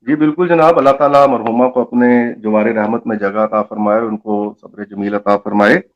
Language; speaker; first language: Urdu; non-native, local second language; Punjabi